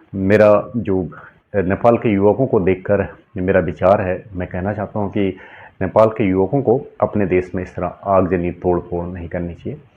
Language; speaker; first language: Hindi; native; Hindi